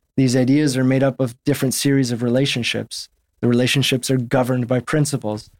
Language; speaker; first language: English; native; English